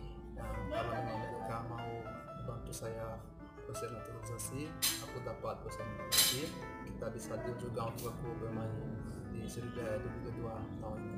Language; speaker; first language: Indonesian; non-native, fluent; Portuguese